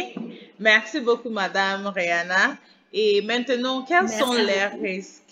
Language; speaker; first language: French; non-native, fluent; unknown